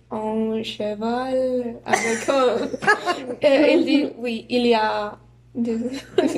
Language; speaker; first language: French; non-native, learner; Spanish